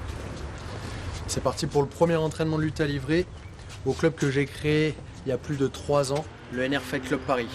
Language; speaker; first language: French; native; French